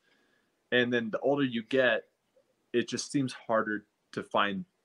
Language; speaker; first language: English; native; English